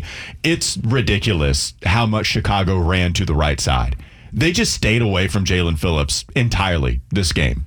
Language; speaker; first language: English; native; English